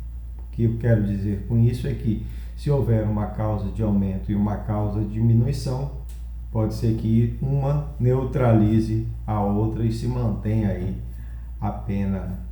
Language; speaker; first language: Portuguese; native; Portuguese